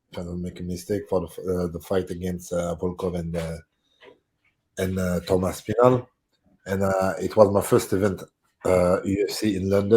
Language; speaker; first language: English; non-native, fluent; French